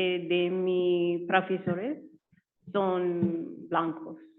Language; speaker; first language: Spanish; non-native, learner; English